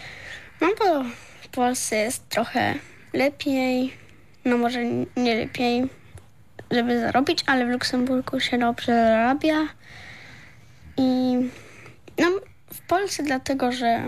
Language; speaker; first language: Polish; early bilingual, heritage; Polish